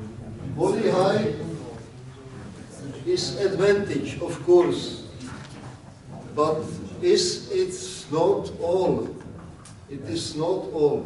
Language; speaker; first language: English; non-native, learner; Czech